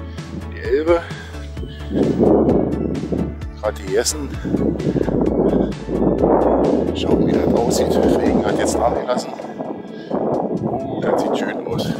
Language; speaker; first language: German; native; German